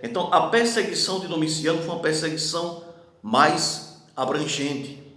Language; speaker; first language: Portuguese; native; Portuguese